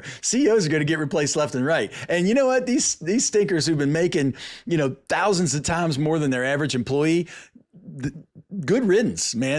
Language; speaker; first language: English; native; English